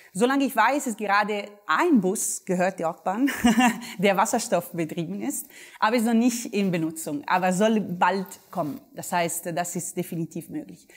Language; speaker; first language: German; non-native, fluent; Italian